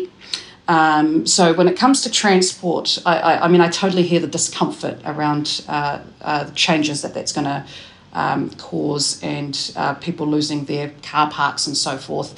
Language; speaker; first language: English; native; English